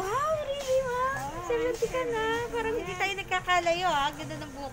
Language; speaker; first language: Filipino; native; Filipino